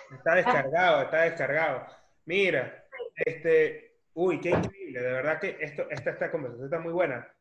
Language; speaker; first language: Spanish; native; Spanish